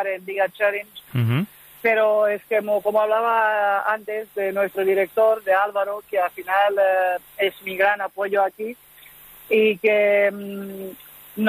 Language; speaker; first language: Spanish; non-native, fluent; Serbian